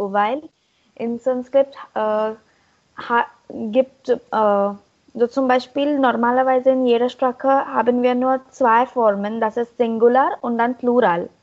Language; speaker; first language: German; non-native, learner; Marathi